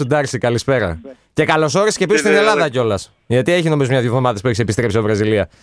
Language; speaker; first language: Greek; native; Greek